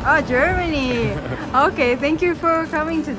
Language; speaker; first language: English; non-native, fluent; Japanese